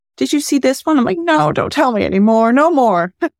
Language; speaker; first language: English; native; English